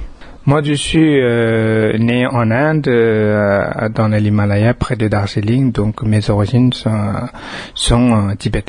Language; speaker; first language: French; non-native, fluent; Tibetan